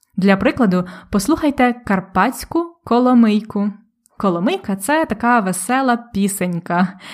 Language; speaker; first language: Ukrainian; native; Ukrainian